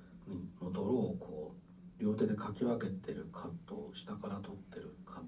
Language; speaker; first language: Japanese; native; Japanese